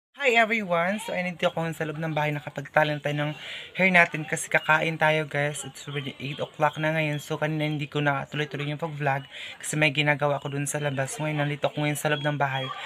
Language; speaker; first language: Filipino; non-native, local second language; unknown